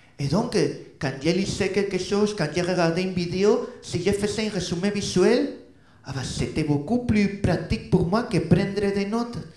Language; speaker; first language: French; non-native, fluent; Spanish